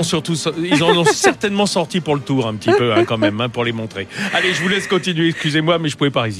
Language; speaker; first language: French; native; French